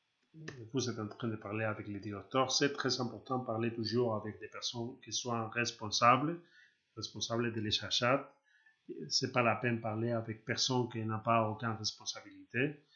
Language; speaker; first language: French; non-native, learner; Spanish